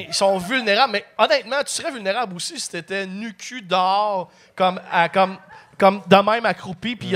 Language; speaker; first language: French; native; French